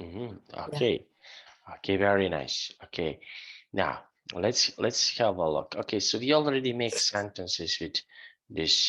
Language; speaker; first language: English; non-native, fluent; Serbian